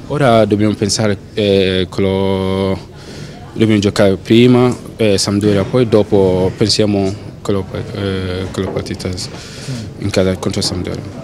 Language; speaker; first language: Italian; non-native, learner; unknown